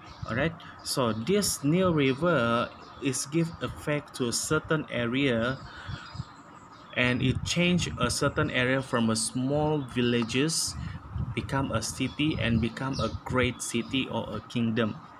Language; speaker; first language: English; non-native, local second language; Chinese